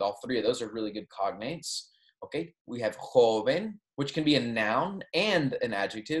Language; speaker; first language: English; native; English